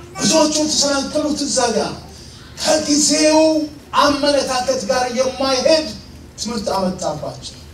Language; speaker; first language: Amharic; native; Amharic